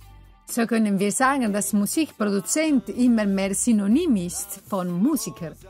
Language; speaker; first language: German; non-native, learner; Italian